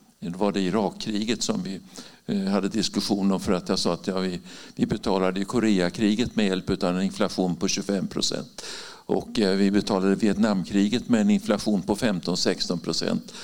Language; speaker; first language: Swedish; native; Swedish